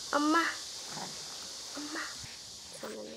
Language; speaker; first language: Korean; non-native, learner; Thai